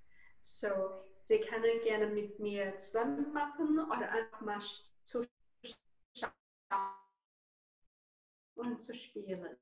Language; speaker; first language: German; non-native, learner; Chinese